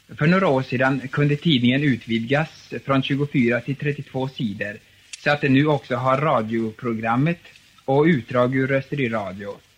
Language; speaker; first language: Swedish; native; Swedish